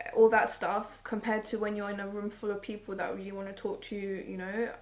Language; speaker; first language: English; early bilingual, other home language; Morisyen